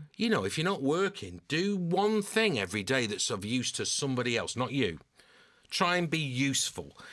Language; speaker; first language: English; native; English